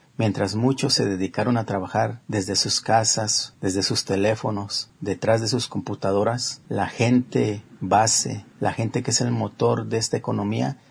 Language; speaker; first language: Spanish; native; Spanish